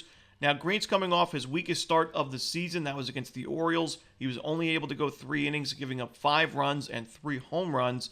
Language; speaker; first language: English; native; English